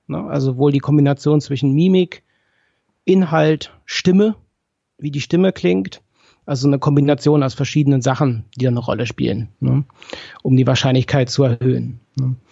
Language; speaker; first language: German; native; German